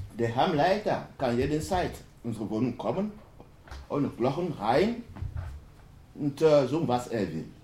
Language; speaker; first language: German; non-native, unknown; French